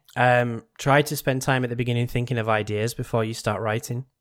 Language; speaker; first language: English; native; English